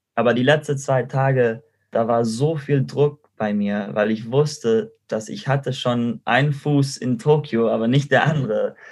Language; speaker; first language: German; non-native, fluent; Spanish